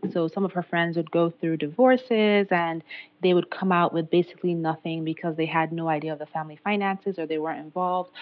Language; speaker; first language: English; non-native, local second language; Yoruba